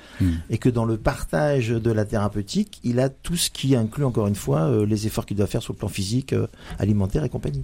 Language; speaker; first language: French; native; French